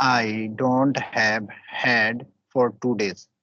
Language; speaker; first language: English; non-native, learner; Hindi